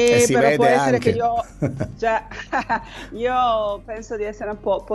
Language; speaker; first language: Italian; non-native, fluent; Spanish